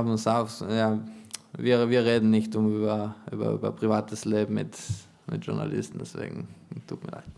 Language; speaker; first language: German; non-native, fluent; Italian